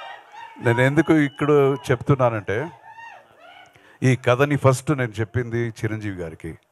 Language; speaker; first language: Telugu; non-native, local second language; Kannada